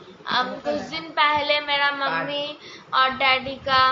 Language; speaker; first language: Hindi; non-native, local second language; Bangla